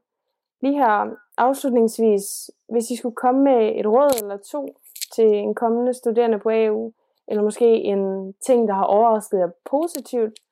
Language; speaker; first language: Danish; native; Danish